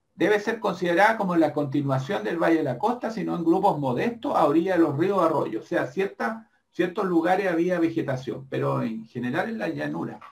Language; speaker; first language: Spanish; native; Spanish